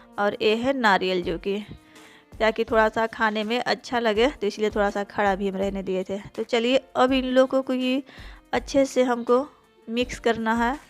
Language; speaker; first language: Hindi; native; Hindi